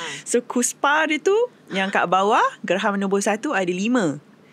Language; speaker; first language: Malay; native; Malay